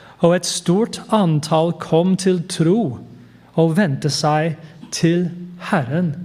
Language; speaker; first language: Norwegian; non-native, fluent; English